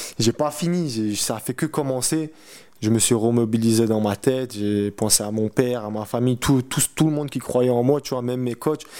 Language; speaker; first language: French; early bilingual, other home language; Chechen